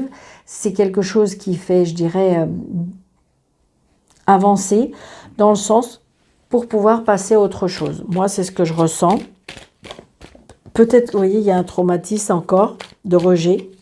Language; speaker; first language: French; native; French